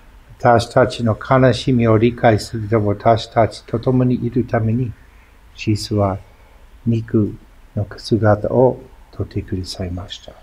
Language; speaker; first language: Japanese; non-native, fluent; English